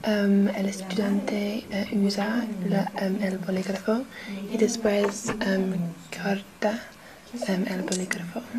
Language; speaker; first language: Spanish; non-native, learner; English